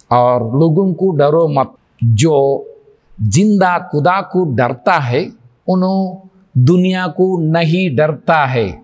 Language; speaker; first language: Hindi; non-native, local second language; Telugu